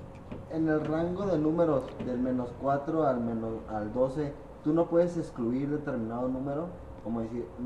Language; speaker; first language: Spanish; native; Spanish